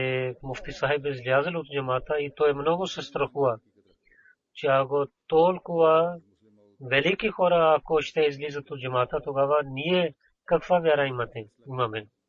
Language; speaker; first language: Bulgarian; non-native, learner; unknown